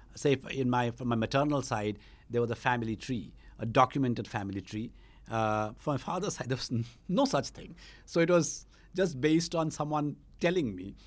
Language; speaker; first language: English; non-native, local second language; Bangla